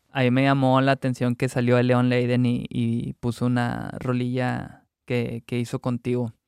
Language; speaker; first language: Spanish; native; Spanish